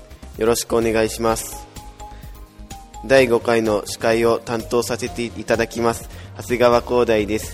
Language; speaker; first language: Japanese; native; Japanese